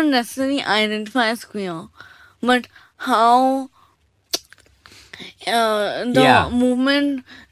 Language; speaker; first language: English; non-native, local second language; Bangla